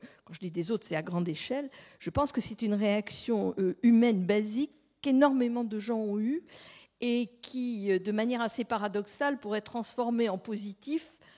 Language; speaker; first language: French; native; French